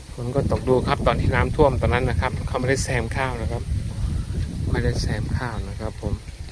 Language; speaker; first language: Thai; non-native, local second language; Northeastern Thai